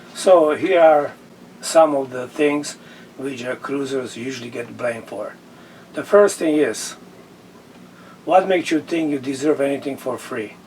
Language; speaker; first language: English; non-native, fluent; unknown